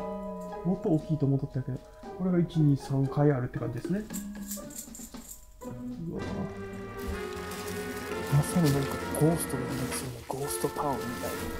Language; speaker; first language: Japanese; native; Japanese